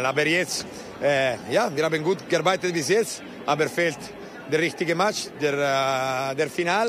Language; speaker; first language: German; non-native, local second language; Italian